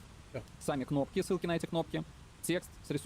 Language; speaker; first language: Russian; native; Russian